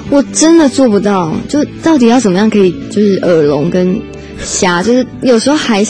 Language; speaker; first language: Chinese; native; Chinese